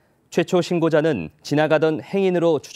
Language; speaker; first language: Korean; native; Korean